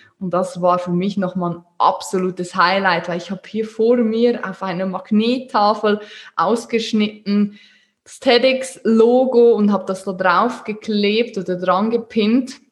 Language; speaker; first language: German; native; German